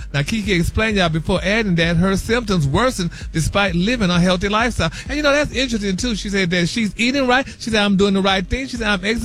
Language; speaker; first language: English; native; English